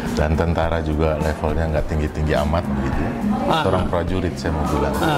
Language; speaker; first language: Indonesian; native; Indonesian